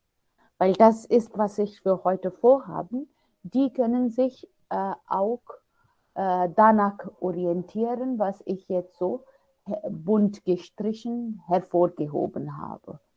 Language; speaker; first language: German; non-native, fluent; Hindi